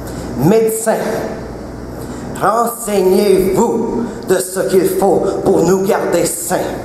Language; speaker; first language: French; non-native, local second language; English